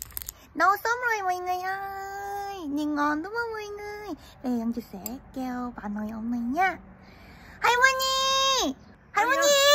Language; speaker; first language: Vietnamese; non-native, fluent; Korean